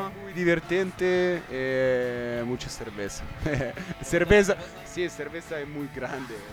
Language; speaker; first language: Spanish; non-native, learner; Italian